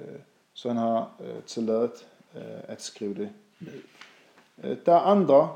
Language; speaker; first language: Danish; non-native, fluent; Arabic